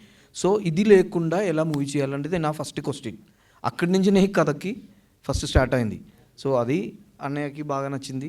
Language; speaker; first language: Telugu; non-native, local second language; Malayalam